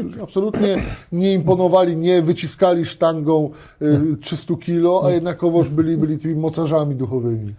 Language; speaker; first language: Polish; native; Polish